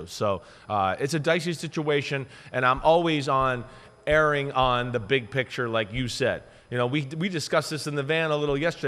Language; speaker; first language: English; native; English